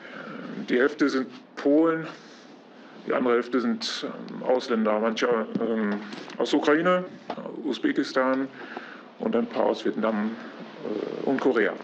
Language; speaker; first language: German; non-native, fluent; Polish